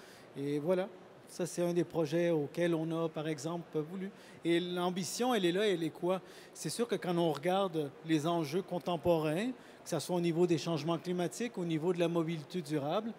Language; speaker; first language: French; native; French